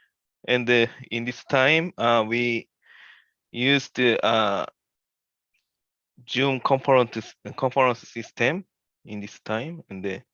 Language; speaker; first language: English; non-native, learner; Korean